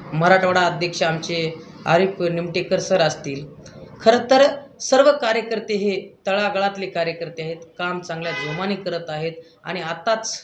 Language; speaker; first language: Marathi; native; Marathi